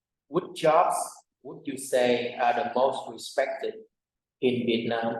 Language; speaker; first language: English; non-native, fluent; Vietnamese